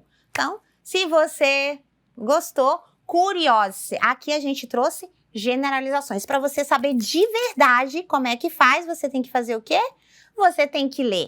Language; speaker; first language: Portuguese; native; Portuguese